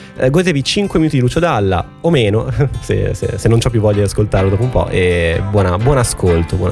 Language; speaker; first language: Italian; native; Italian